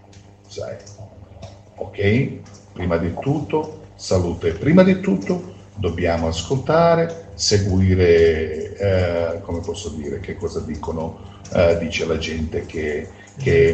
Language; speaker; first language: Italian; non-native, fluent; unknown